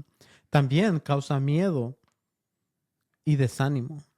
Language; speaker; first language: Spanish; early bilingual, heritage; Spanish